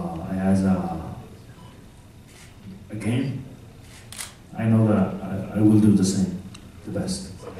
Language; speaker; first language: English; non-native, fluent; Spanish